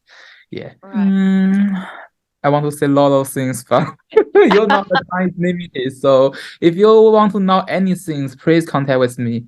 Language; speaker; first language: English; non-native, learner; Chinese